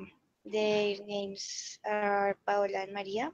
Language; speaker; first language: English; non-native, learner; Spanish